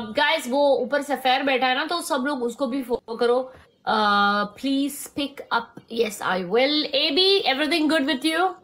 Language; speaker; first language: Hindi; non-native, learner; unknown